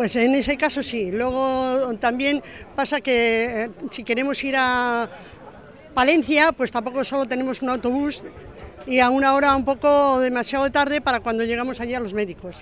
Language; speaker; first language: Spanish; native; Spanish